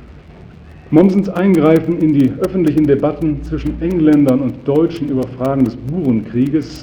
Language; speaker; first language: German; native; German